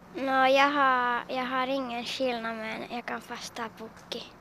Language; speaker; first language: Swedish; non-native, local second language; Finnish